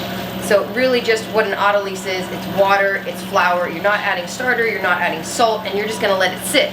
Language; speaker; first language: English; native; English